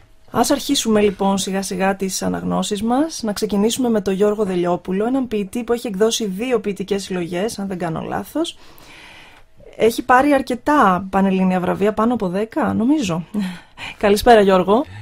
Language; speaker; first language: Greek; native; Greek